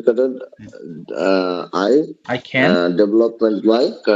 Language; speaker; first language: English; non-native, learner; Bangla